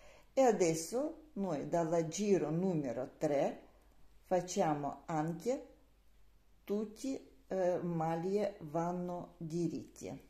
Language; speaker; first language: Italian; non-native, learner; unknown